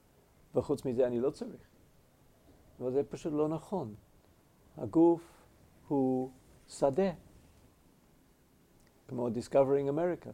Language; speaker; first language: Hebrew; non-native, fluent; English